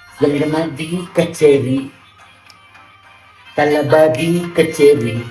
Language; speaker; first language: Tamil; non-native, local second language; Malayalam